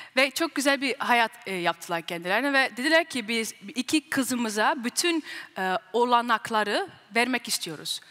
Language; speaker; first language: Turkish; early bilingual, heritage; Turkish